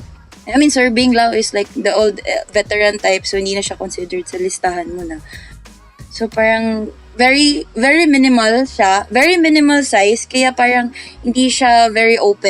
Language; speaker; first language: Filipino; non-native, local second language; Cebuano